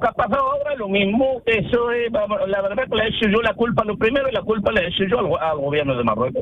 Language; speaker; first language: Spanish; non-native, fluent; Arabic